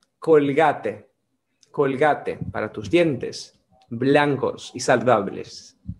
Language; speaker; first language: Spanish; non-native, fluent; Portuguese